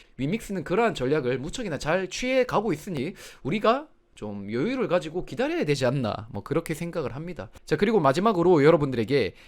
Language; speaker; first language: Korean; native; Korean